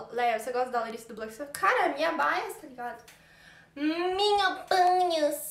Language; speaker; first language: Portuguese; native; Portuguese